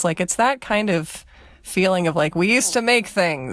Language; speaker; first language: English; native; English